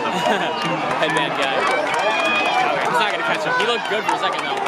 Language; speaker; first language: English; native; English